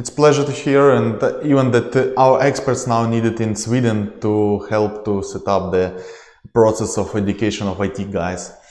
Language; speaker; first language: English; non-native, learner; Ukrainian